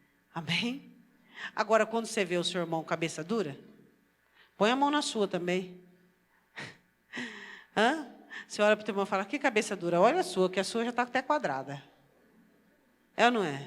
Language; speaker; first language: Portuguese; native; Portuguese